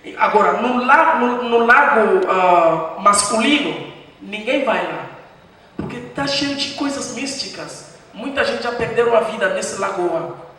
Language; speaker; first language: Portuguese; non-native, fluent; French